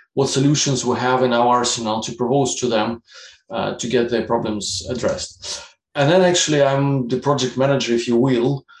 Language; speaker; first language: English; non-native, fluent; Russian